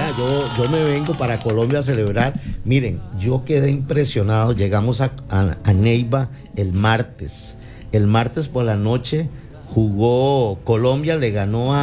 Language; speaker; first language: Spanish; native; Spanish